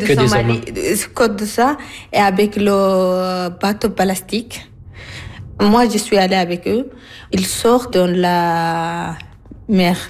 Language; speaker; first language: French; non-native, learner; Arabic